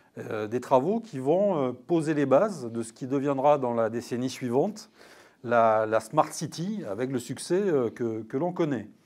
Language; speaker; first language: French; native; French